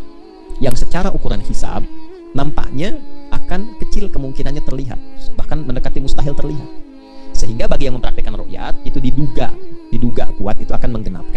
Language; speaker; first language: Indonesian; native; Indonesian